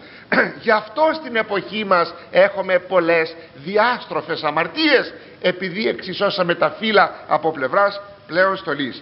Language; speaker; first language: Greek; native; Greek